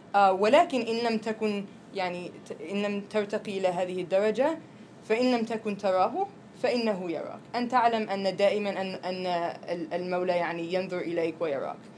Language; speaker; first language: Arabic; non-native, fluent; English